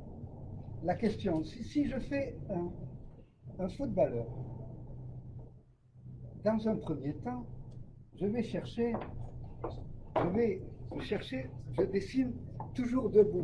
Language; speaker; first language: French; native; French